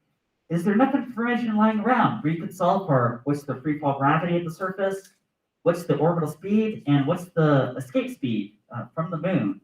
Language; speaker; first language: English; native; English